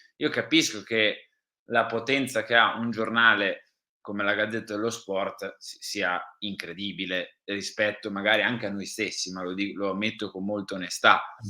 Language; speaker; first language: Italian; native; Italian